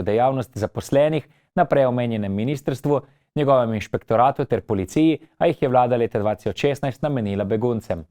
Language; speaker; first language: Slovenian; native; Slovenian